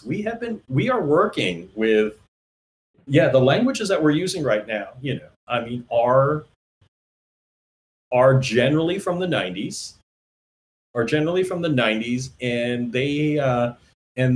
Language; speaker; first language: English; native; English